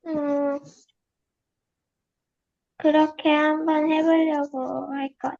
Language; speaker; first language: Korean; early bilingual, heritage; Korean